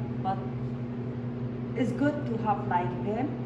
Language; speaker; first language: English; non-native, learner; Arabic